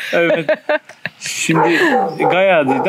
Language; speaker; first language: Turkish; native; Turkish